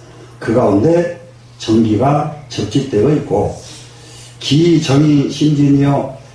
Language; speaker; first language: Korean; native; Korean